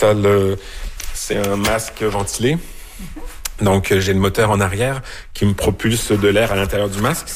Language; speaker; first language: French; native; French